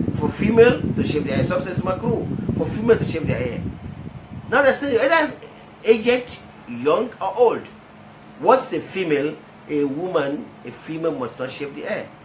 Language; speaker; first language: English; non-native, local second language; Yoruba